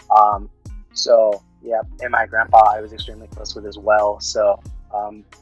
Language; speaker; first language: English; early bilingual, other home language; Filipino